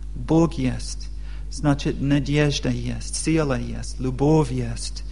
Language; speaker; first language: Russian; non-native, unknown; English